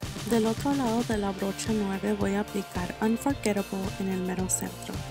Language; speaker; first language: Spanish; early bilingual, heritage; Spanish